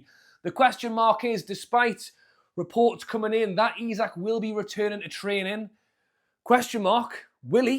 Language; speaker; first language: English; native; English